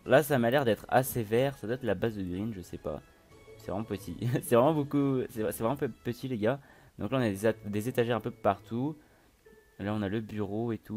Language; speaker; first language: French; native; French